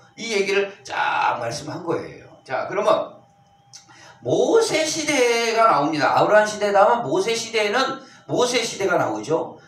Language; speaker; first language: Korean; native; Korean